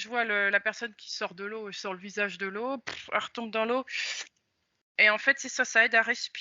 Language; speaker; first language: French; native; French